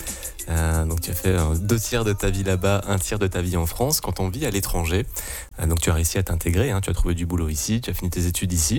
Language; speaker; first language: French; native; French